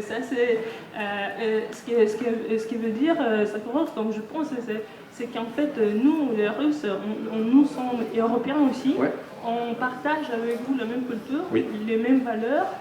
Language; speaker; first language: French; non-native, fluent; Russian